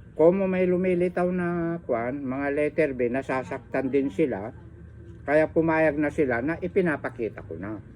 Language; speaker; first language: Filipino; native; Filipino